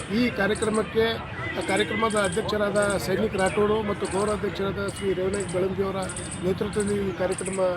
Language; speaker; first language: Kannada; non-native, local second language; Lambadi